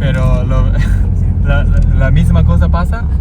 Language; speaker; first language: Spanish; non-native, learner; Japanese